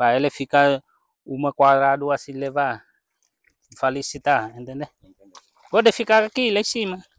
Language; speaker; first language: Portuguese; non-native, learner; Vietnamese